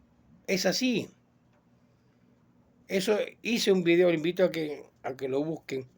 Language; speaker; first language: Spanish; native; Spanish